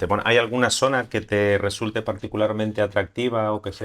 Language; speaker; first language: Spanish; native; Spanish